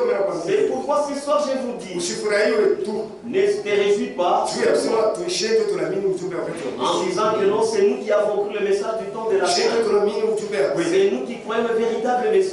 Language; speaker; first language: French; non-native, local second language; Swahili